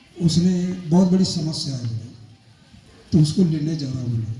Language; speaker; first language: Hindi; non-native, local second language; Marathi